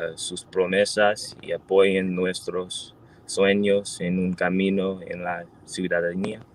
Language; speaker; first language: Spanish; early bilingual, heritage; Spanish